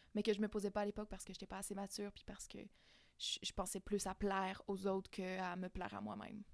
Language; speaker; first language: French; native; French